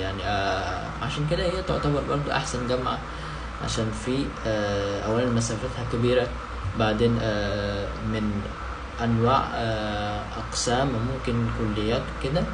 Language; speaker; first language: Arabic; non-native, fluent; Indonesian